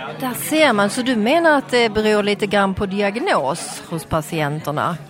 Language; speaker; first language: Swedish; native; Swedish